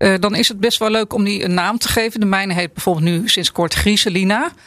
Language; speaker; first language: Dutch; native; Dutch